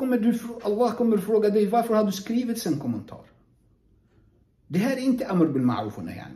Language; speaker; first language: Swedish; non-native, fluent; Arabic